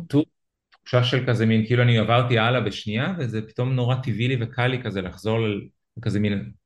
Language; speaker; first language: Hebrew; early bilingual, other home language; Russian